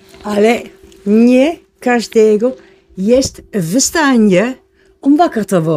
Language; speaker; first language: Polish; non-native, learner; Dutch